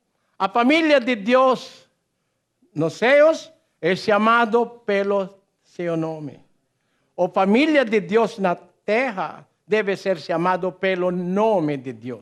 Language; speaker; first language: Portuguese; non-native, learner; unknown